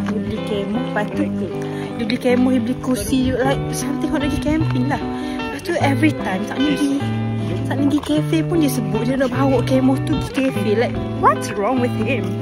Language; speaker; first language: Malay; native; Malay